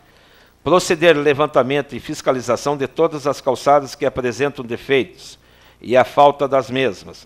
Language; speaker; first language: Portuguese; native; Portuguese